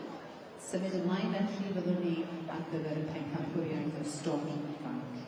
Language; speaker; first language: Welsh; native; Welsh